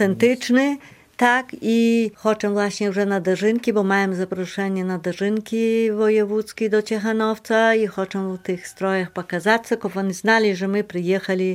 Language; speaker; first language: Polish; non-native, local second language; Belarusian